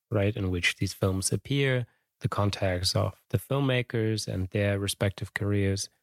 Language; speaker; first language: English; non-native, fluent; German